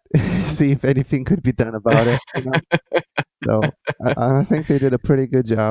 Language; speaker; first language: English; non-native, fluent; Lithuanian